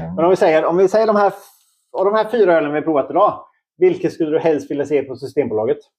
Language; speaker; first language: Swedish; native; Swedish